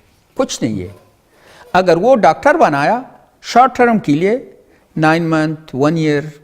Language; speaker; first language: Hindi; non-native, fluent; Pashto